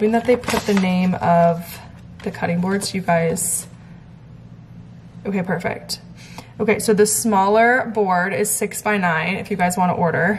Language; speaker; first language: English; native; English